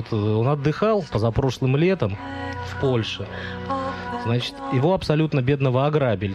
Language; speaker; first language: Russian; native; Russian